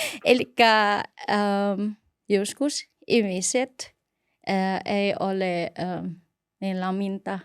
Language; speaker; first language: Finnish; non-native, learner; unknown